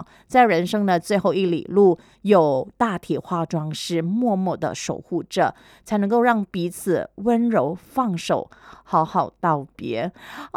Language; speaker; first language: Chinese; native; Chinese